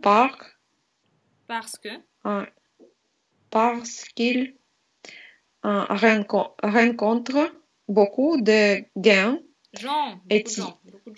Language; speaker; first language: French; non-native, learner; Russian